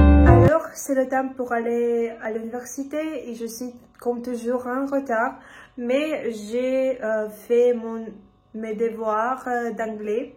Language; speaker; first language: French; non-native, learner; Russian